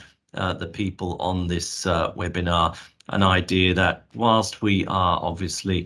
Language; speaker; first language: English; native; English